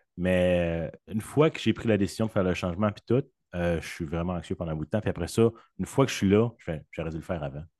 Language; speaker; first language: French; native; French